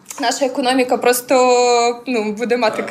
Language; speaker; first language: Czech; non-native, learner; Ukrainian